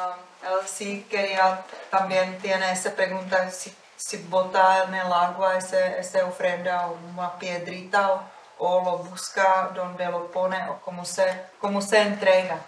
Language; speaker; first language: Spanish; non-native, fluent; Czech